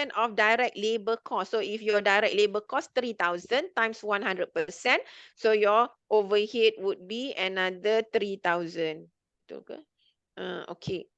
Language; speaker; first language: English; non-native, local second language; Malay